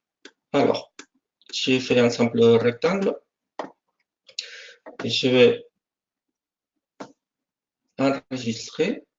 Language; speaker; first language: French; non-native, fluent; Spanish